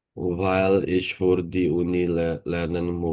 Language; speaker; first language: German; non-native, learner; Indonesian